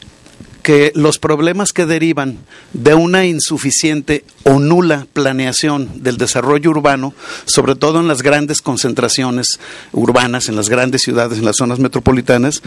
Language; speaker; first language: Spanish; native; Spanish